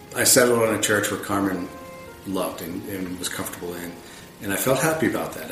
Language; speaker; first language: English; native; English